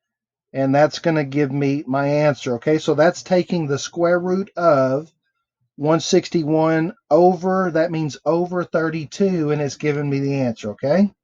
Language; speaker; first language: English; native; English